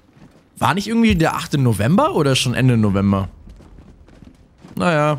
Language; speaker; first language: German; native; German